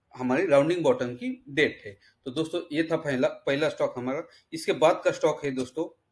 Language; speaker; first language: Hindi; native; Hindi